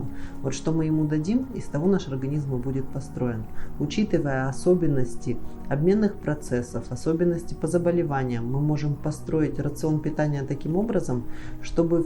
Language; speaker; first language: Russian; native; Russian